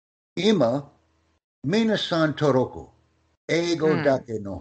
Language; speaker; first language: Japanese; non-native, learner; English